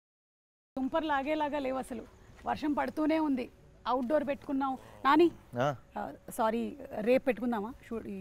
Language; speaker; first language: Telugu; native; Telugu